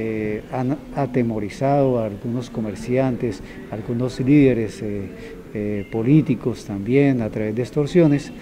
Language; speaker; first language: Spanish; native; Spanish